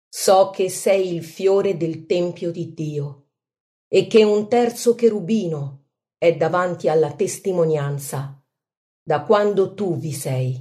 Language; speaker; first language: Italian; native; Italian